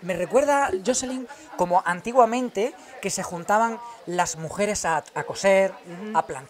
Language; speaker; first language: Spanish; native; Spanish